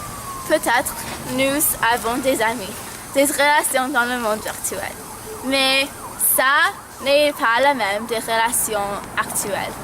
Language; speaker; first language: French; non-native, learner; English